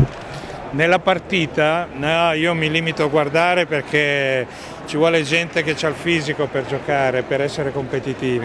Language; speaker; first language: Italian; native; Italian